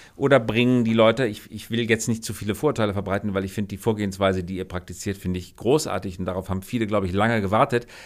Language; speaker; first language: German; native; German